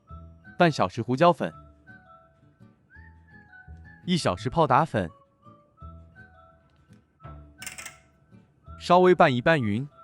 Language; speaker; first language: Chinese; native; Chinese